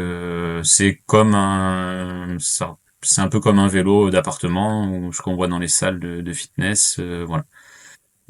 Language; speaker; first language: French; native; French